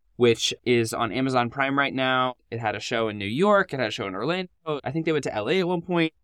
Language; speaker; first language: English; native; English